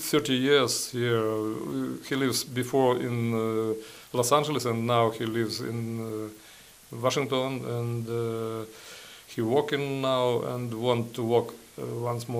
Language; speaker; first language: English; non-native, learner; Ukrainian